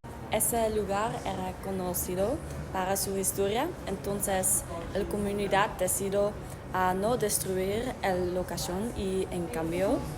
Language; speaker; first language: Spanish; non-native, learner; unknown